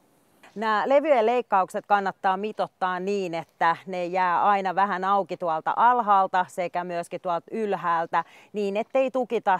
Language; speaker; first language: Finnish; native; Finnish